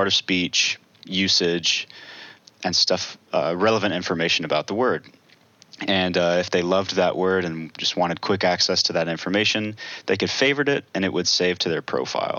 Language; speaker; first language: English; native; English